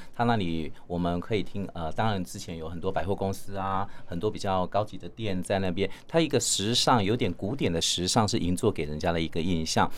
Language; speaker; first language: Chinese; native; Chinese